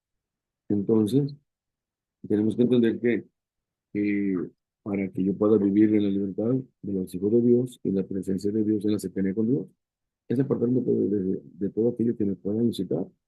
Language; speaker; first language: Spanish; native; Spanish